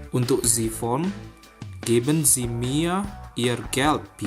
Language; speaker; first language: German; non-native, fluent; Indonesian